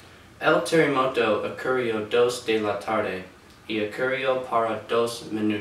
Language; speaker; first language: Spanish; non-native, learner; English